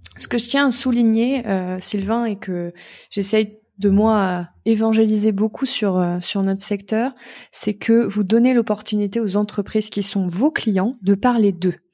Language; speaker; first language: French; native; French